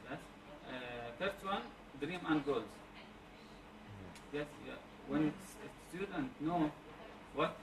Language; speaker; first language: English; non-native, learner; Arabic